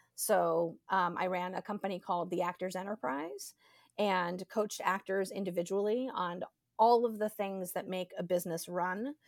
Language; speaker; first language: English; native; English